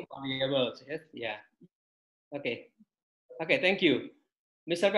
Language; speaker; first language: English; non-native, learner; Indonesian